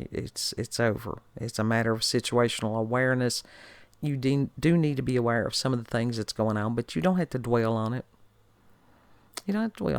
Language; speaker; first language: English; native; English